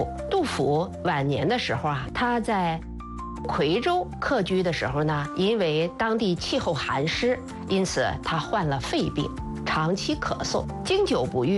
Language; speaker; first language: Chinese; native; Chinese